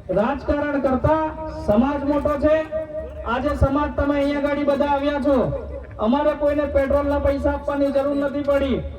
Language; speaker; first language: Gujarati; non-native, local second language; Rathawi